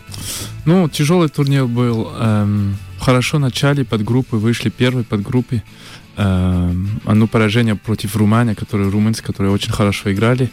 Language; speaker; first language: Russian; early bilingual, heritage; French